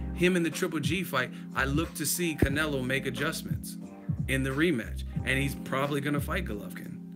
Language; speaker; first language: English; native; English